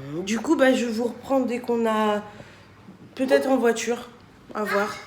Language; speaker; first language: French; native; French